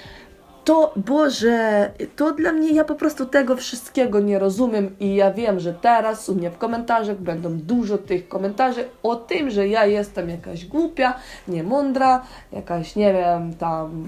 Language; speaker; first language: Polish; non-native, learner; Ukrainian